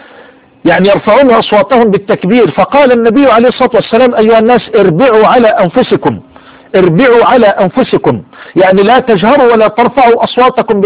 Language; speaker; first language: Arabic; native; Arabic